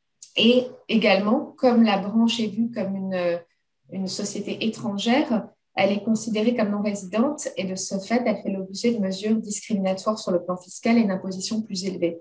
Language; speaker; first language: French; native; French